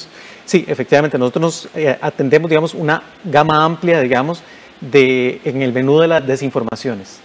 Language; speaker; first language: Spanish; native; Spanish